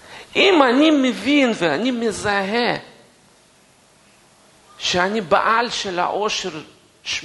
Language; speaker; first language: Hebrew; non-native, fluent; Russian